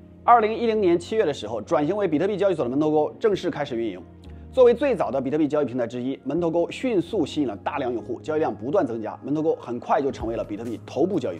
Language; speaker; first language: Chinese; native; Chinese